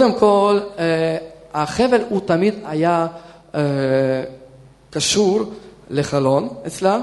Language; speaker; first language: Hebrew; non-native, fluent; Russian